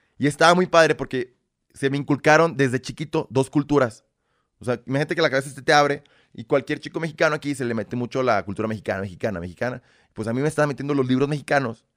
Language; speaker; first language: Spanish; early bilingual, other home language; Russian